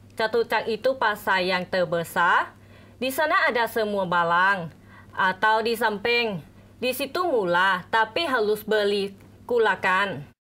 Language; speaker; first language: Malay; non-native, fluent; Thai